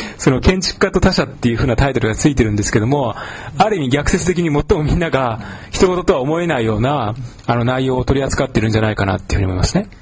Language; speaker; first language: Japanese; native; Japanese